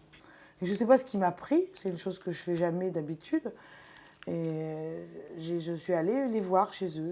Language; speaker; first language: French; native; French